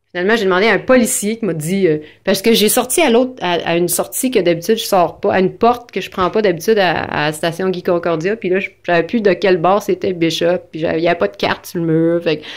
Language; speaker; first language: French; native; French